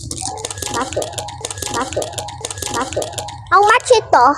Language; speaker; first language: Filipino; non-native, learner; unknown